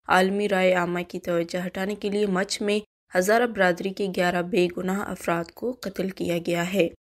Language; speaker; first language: Urdu; non-native, local second language; Baluchi